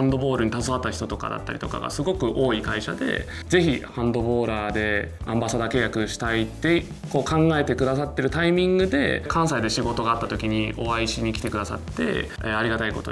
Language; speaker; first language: Japanese; native; Japanese